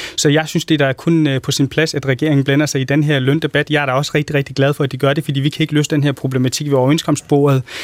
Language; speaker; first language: Danish; non-native, fluent; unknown